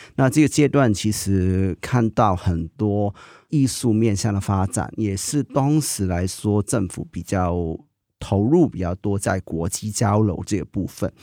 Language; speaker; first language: Chinese; non-native, local second language; Cantonese